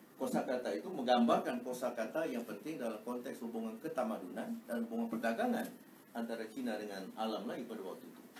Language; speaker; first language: Malay; native; Malay